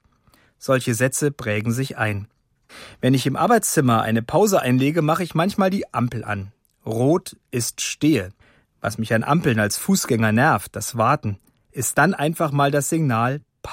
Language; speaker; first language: German; native; German